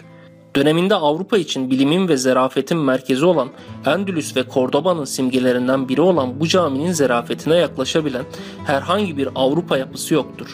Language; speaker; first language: Turkish; native; Turkish